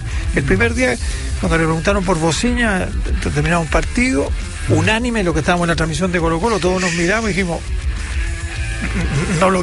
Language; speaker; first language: Spanish; native; Spanish